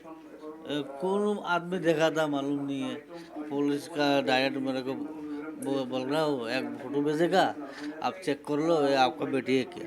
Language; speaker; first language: Hindi; non-native, local second language; Bangla